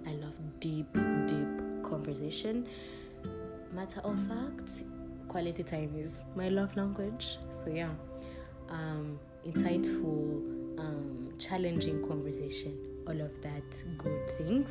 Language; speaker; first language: English; non-native, local second language; Kinyarwanda